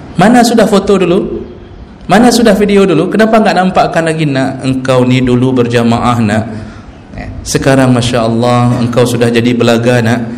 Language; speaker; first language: Malay; non-native, local second language; Achinese